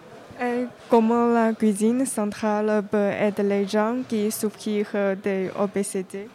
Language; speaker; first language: French; non-native, learner; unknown